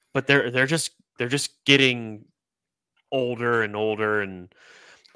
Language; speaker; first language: English; native; English